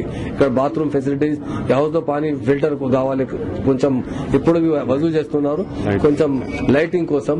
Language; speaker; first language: Telugu; non-native, local second language; Urdu